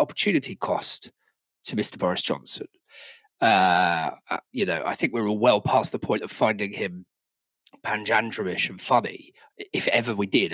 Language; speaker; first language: English; native; English